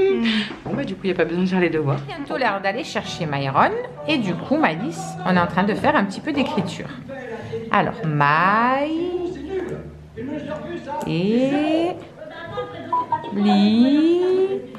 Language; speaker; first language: French; native; French